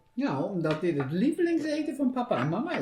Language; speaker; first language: Dutch; native; Dutch